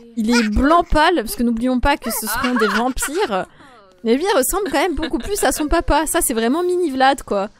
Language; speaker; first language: French; non-native, fluent; Polish